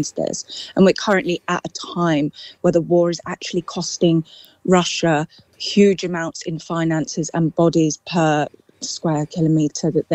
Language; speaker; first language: English; native; English